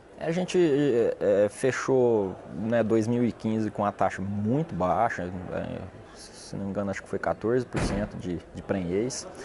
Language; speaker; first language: Portuguese; native; Portuguese